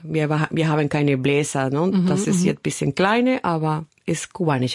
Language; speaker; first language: German; non-native, fluent; Spanish